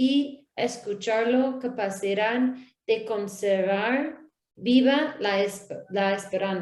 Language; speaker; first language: Spanish; non-native, learner; English